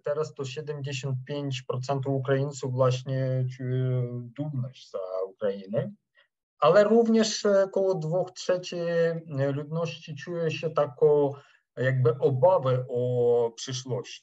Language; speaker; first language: Polish; non-native, fluent; Ukrainian